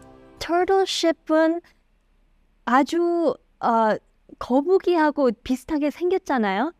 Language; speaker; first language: Korean; early bilingual, heritage; Korean